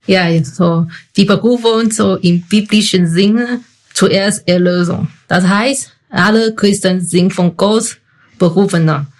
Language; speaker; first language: German; non-native, fluent; Chinese